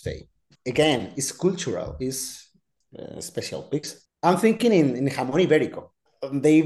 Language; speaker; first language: English; non-native, fluent; Spanish